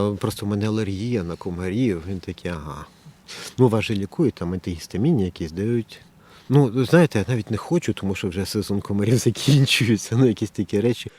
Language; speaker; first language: Ukrainian; native; Ukrainian